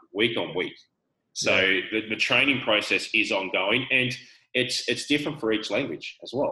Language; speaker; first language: English; native; English